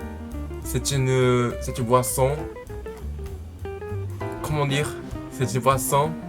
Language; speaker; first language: French; non-native, learner; Japanese